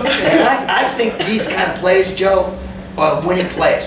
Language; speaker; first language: English; native; English